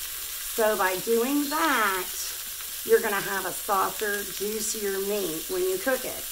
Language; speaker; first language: English; native; English